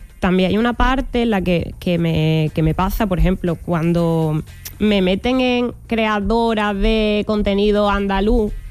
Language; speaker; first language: Spanish; native; Spanish